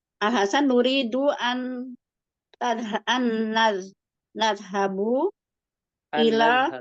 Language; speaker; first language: Arabic; non-native, learner; Indonesian